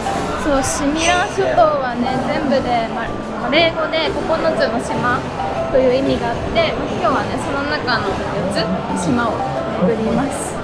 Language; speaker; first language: Japanese; native; Japanese